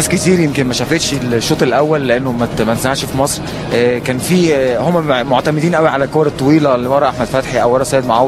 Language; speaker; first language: Arabic; native; Arabic